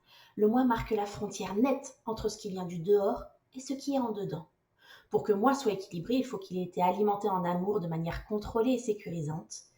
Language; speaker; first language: French; native; French